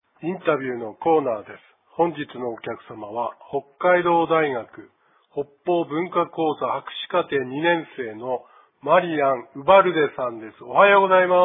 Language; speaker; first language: Japanese; native; Japanese